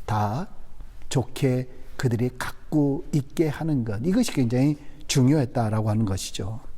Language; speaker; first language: Korean; native; Korean